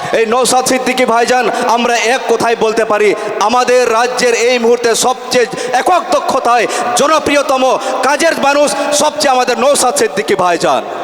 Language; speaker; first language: Bangla; non-native, local second language; Santali